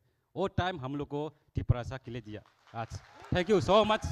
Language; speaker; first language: Hindi; non-native, local second language; Kok Borok